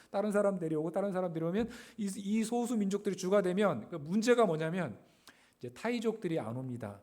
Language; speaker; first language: Korean; native; Korean